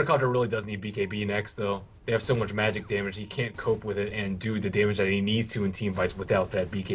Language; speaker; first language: English; native; English